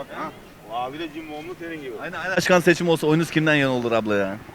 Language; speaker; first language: Turkish; native; Turkish